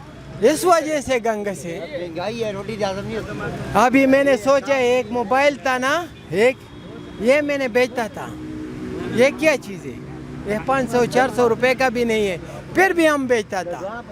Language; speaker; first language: Hindi; non-native, local second language; Pashto